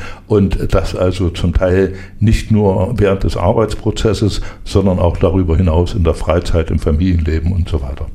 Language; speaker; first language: German; native; German